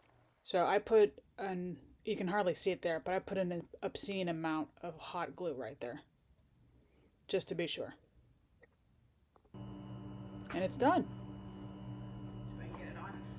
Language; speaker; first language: English; native; English